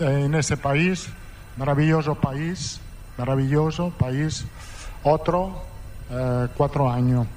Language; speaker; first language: Portuguese; non-native, fluent; Italian